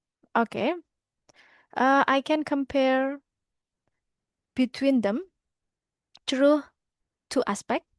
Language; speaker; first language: English; non-native, fluent; Indonesian